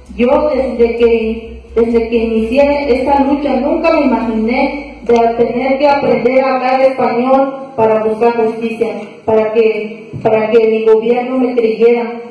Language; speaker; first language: Spanish; non-native, local second language; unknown